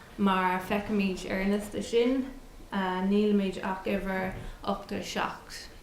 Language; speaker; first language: Irish; non-native, local second language; English